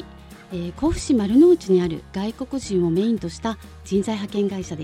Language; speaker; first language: Japanese; native; Japanese